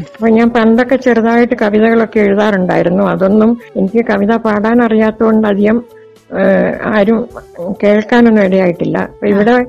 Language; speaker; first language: Malayalam; native; Malayalam